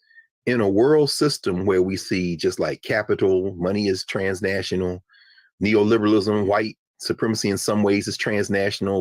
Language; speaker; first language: English; native; English